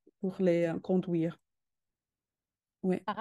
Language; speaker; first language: French; non-native, learner; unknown